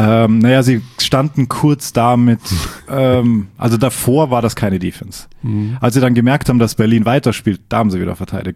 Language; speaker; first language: German; native; German